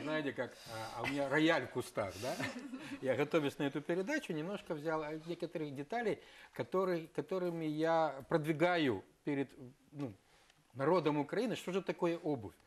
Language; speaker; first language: Russian; native; Russian